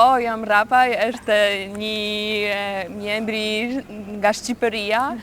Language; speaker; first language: Albanian; non-native, learner; Polish